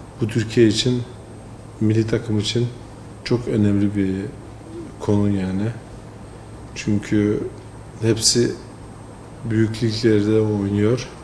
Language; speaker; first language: Turkish; early bilingual, heritage; French